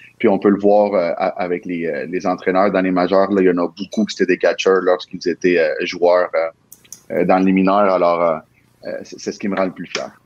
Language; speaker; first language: French; early bilingual, other home language; Spanish